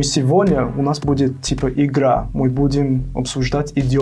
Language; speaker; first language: Russian; non-native, fluent; English